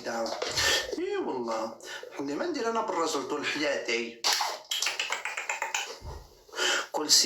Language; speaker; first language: Arabic; native; Arabic